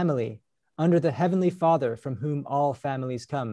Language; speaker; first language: English; native; English